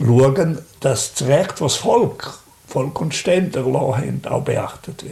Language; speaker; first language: German; native; German